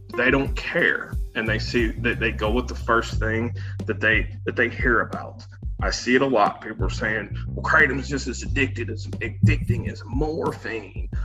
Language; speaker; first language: English; native; English